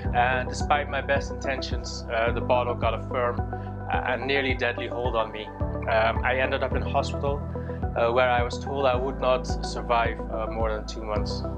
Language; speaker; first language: English; non-native, fluent; Dutch